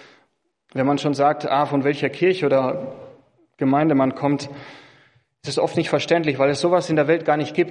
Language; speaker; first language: German; non-native, fluent; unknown